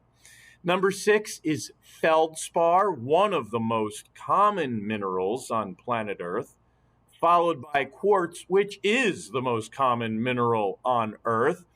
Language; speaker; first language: English; native; English